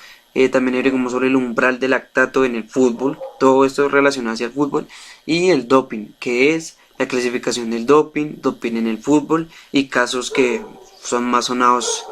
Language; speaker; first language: Spanish; native; Spanish